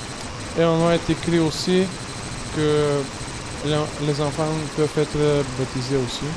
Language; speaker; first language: French; non-native, fluent; Bulgarian